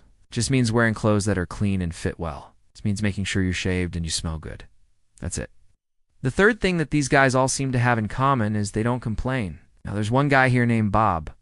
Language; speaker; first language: English; native; English